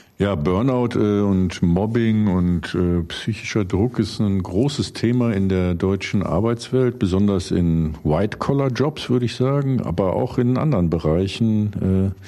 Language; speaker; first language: German; native; German